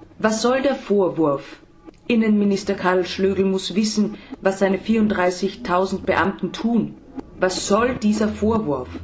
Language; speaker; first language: German; native; German